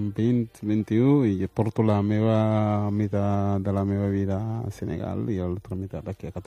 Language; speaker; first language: Catalan; non-native, fluent; Wolof